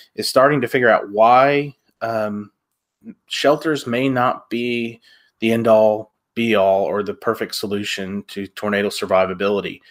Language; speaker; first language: English; native; English